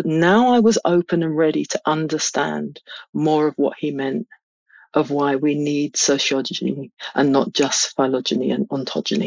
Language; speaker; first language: English; native; English